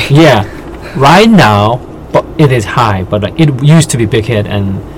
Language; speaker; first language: English; non-native, fluent; Korean